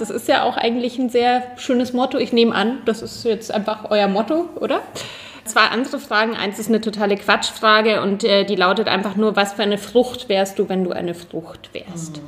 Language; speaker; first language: German; native; German